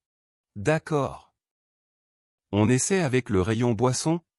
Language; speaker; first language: French; non-native, local second language; Arabic